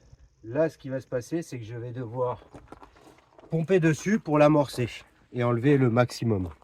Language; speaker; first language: French; native; French